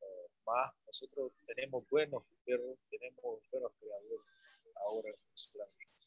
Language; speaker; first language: Spanish; non-native, learner; Portuguese